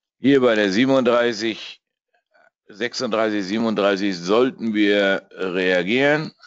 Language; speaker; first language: German; native; German